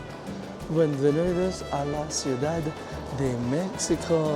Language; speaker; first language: Spanish; non-native, learner; Filipino